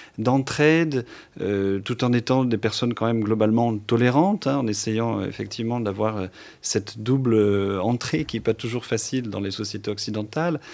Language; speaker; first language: French; non-native, local second language; Occitan